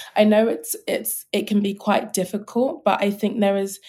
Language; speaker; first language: English; native; English